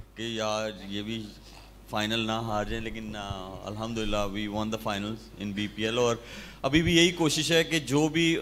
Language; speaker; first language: Urdu; native; Urdu